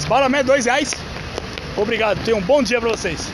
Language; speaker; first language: Portuguese; native; Portuguese